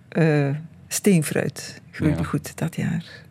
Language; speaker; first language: Dutch; native; Dutch